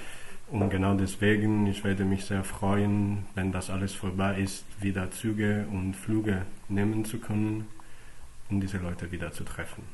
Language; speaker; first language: German; non-native, fluent; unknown